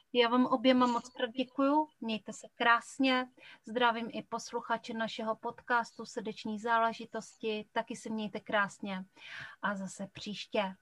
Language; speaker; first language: Czech; native; Czech